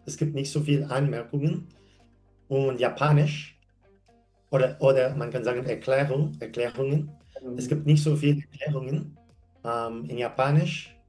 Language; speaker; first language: German; non-native, learner; English